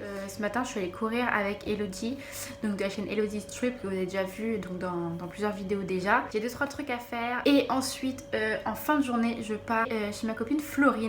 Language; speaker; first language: French; native; French